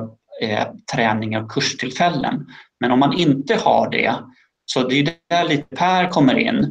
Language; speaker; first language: Swedish; native; Swedish